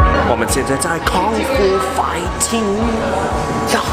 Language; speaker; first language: Chinese; non-native, learner; English